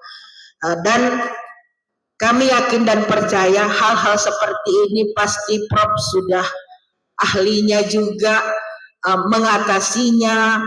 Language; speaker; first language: Indonesian; native; Indonesian